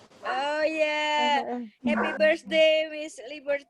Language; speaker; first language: English; non-native, learner; Indonesian